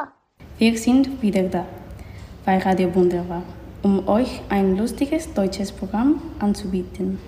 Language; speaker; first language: German; non-native, learner; Spanish